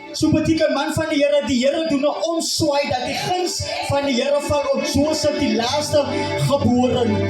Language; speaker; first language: Afrikaans; non-native, local second language; English